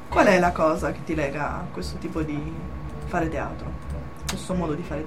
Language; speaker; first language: Italian; native; Italian